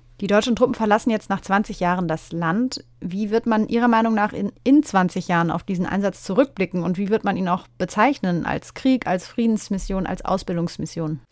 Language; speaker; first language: German; native; German